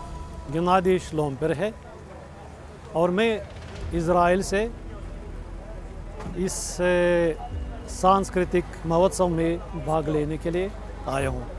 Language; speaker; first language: Hindi; non-native, fluent; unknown